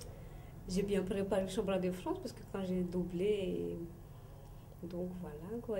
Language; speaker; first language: French; non-native, local second language; Malagasy